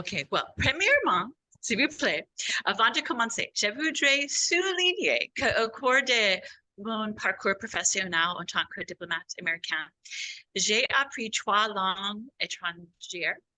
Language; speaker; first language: French; non-native, fluent; English